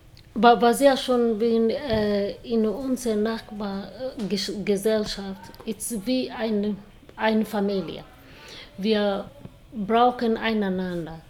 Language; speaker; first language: German; non-native, learner; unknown